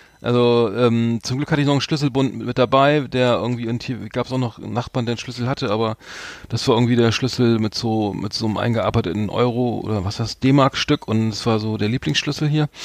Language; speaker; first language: German; native; German